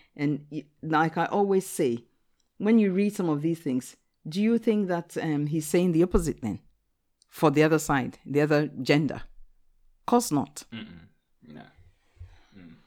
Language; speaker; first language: English; non-native, local second language; Akan